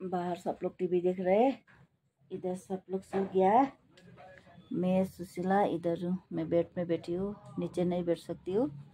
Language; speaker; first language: Hindi; non-native, local second language; Nepali